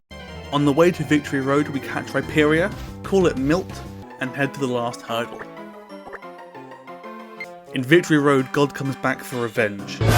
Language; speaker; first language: English; native; English